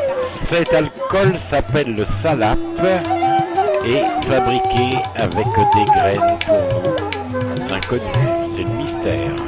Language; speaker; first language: French; native; French